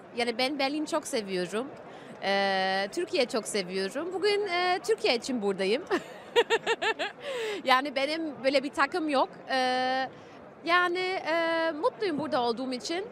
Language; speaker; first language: Turkish; early bilingual, heritage; German